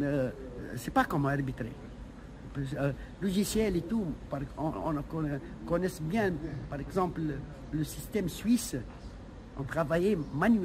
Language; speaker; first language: French; non-native, local second language; Arabic